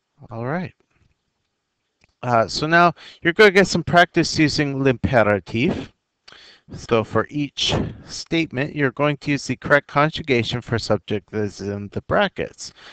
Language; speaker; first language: English; native; English